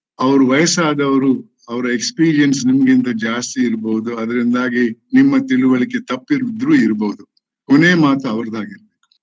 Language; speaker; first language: Kannada; non-native, local second language; Tulu